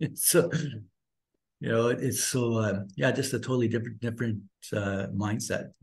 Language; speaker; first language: English; native; English